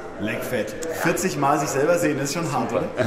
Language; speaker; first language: German; native; German